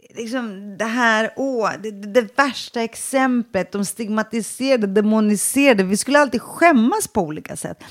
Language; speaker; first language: Swedish; early bilingual, other home language; Greek